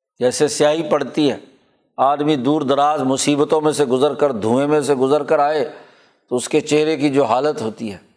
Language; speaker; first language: Urdu; non-native, local second language; Punjabi